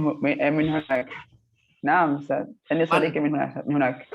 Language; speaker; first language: Arabic; non-native, learner; Indonesian